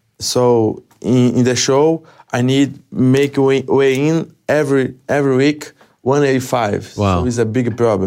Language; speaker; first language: English; non-native, learner; Portuguese